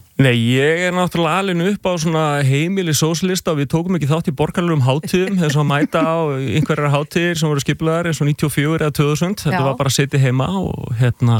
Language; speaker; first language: Icelandic; native; Icelandic